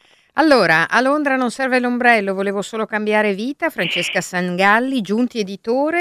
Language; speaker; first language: Italian; native; Italian